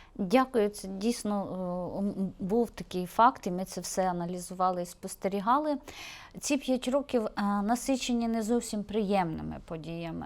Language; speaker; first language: Ukrainian; native; Ukrainian